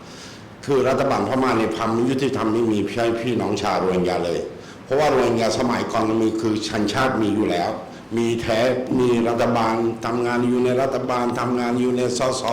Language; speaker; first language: Thai; early bilingual, other home language; Rohingya